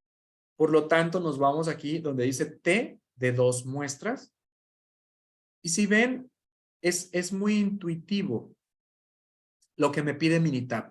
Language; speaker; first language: Spanish; native; Spanish